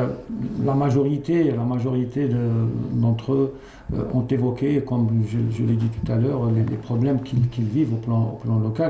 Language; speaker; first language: French; non-native, local second language; Arabic